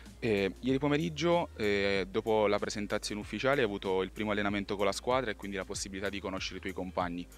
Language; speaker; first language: Italian; native; Italian